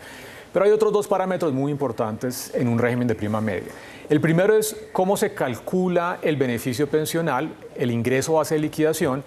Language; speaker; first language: Spanish; native; Spanish